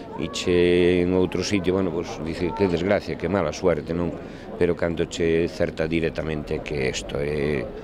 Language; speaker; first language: Galician; native; Galician